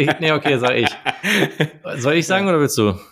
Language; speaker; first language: German; native; German